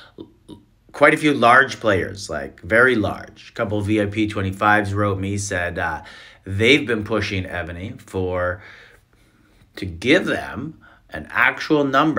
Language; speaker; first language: English; native; English